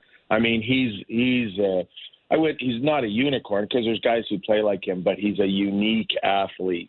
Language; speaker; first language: English; native; English